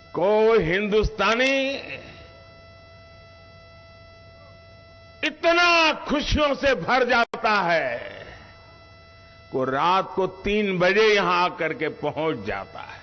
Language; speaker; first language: Hindi; native; Hindi